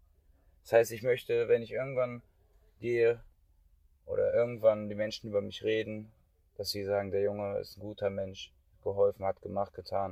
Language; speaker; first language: German; native; German